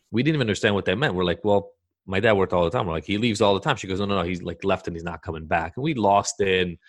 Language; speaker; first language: English; early bilingual, other home language; Hebrew